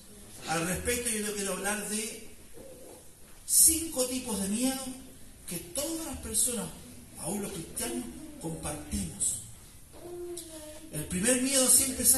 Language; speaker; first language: Spanish; native; Spanish